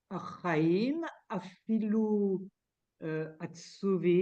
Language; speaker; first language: Hebrew; non-native, learner; French